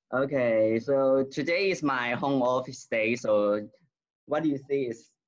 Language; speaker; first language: English; non-native, learner; Chinese